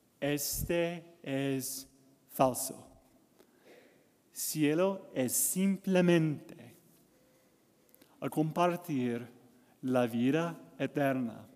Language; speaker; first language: Spanish; non-native, learner; English